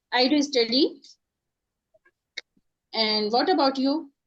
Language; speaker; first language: English; non-native, learner; Hindi